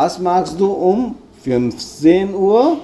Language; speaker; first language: German; non-native, fluent; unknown